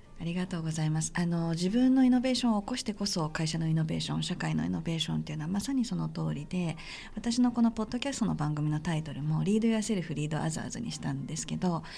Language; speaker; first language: Japanese; native; Japanese